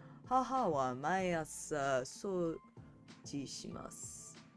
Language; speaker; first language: Japanese; non-native, learner; English